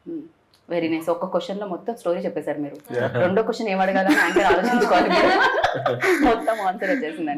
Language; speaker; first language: Telugu; native; Telugu